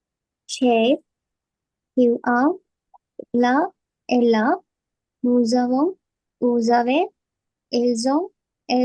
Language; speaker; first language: French; non-native, learner; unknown